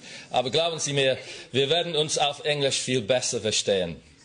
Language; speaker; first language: German; non-native, learner; English